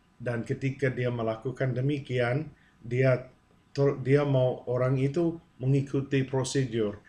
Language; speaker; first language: Indonesian; non-native, fluent; English